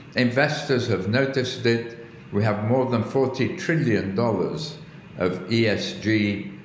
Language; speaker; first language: English; early bilingual, other home language; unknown